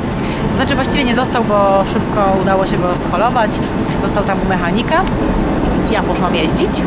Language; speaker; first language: Polish; native; Polish